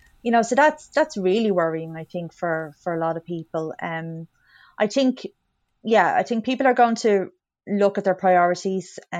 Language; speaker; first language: English; native; English